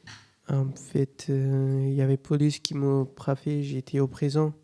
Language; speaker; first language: French; non-native, learner; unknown